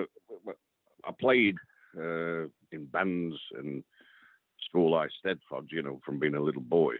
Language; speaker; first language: English; native; English